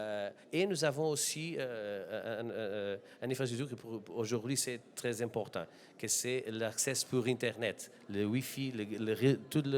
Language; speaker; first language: French; non-native, learner; Portuguese